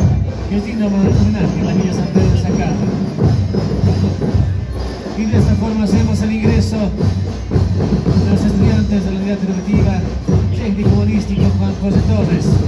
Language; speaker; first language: Spanish; native; Spanish